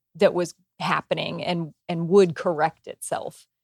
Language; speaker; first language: English; native; English